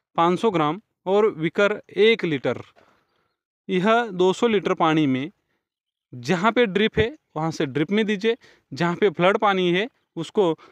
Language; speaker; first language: Hindi; non-native, local second language; Marathi